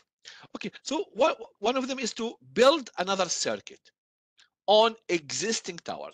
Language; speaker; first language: English; non-native, fluent; Arabic